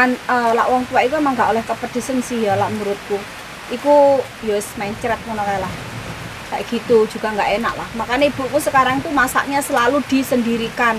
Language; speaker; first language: Indonesian; non-native, local second language; Javanese